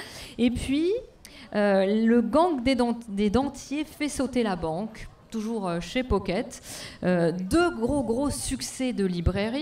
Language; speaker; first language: French; native; French